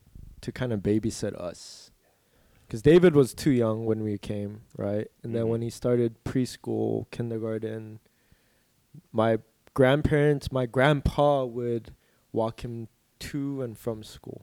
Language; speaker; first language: English; early bilingual, other home language; Korean